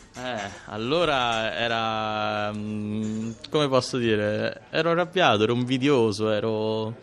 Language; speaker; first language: Italian; native; Italian